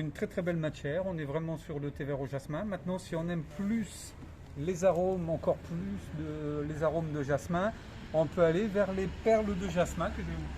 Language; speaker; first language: French; native; French